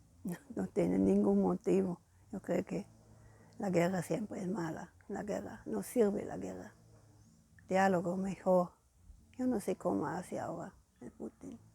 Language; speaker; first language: Spanish; non-native, fluent; German